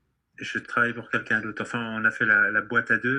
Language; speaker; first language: French; native; French